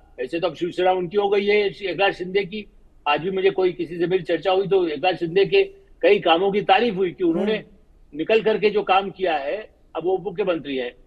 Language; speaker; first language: Hindi; native; Hindi